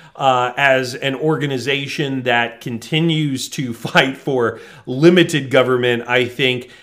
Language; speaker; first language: English; native; English